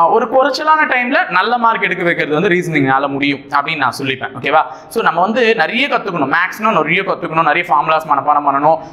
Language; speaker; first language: Tamil; native; Tamil